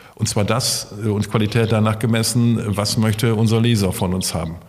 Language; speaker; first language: German; native; German